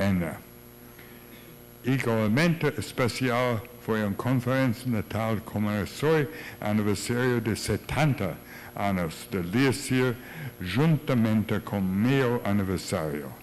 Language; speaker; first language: Portuguese; non-native, learner; English